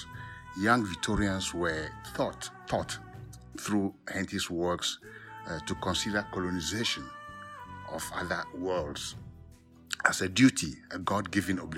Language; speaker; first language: English; non-native, local second language; Ewe